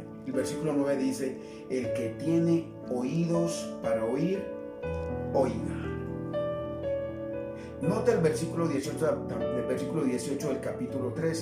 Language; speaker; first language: Spanish; native; Spanish